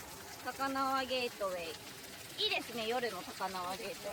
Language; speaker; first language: Japanese; native; Japanese